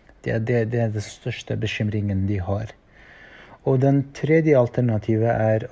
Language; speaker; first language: Norwegian; non-native, fluent; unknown